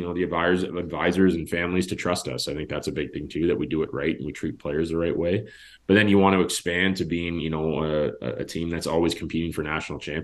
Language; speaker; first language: English; native; English